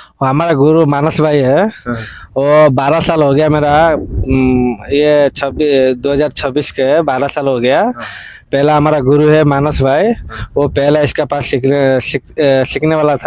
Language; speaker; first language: Hindi; non-native, local second language; Odia